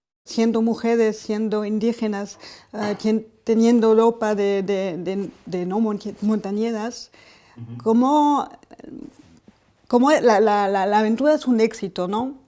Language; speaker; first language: Spanish; non-native, fluent; French